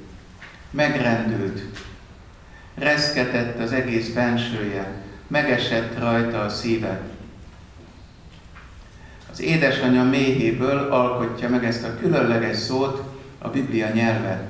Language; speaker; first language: Hungarian; native; Hungarian